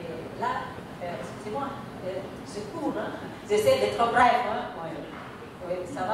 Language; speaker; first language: French; non-native, fluent; Indonesian